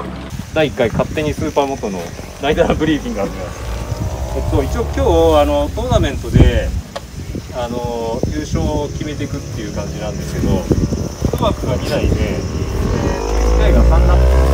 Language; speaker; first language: Japanese; native; Japanese